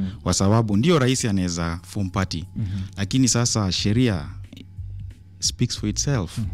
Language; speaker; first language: English; non-native, local second language; Luo (Kenya and Tanzania)